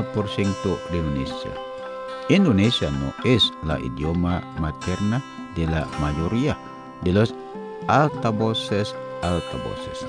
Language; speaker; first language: Spanish; non-native, learner; Indonesian